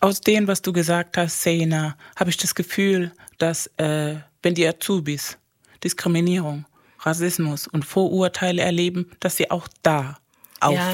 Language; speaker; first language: German; non-native, fluent; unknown